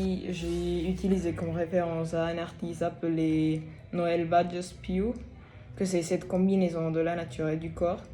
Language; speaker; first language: French; non-native, fluent; Spanish